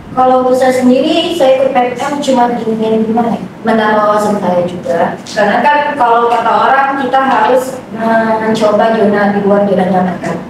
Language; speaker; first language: Indonesian; native; Indonesian